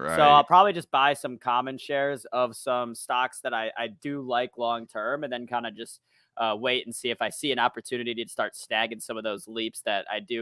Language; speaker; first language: English; native; English